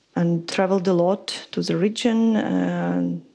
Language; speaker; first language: English; non-native, fluent; Ukrainian